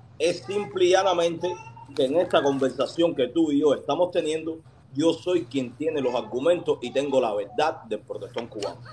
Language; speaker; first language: Spanish; native; Spanish